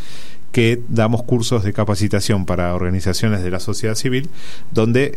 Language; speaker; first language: Spanish; native; Spanish